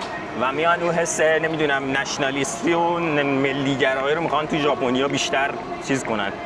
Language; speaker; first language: Persian; native; Persian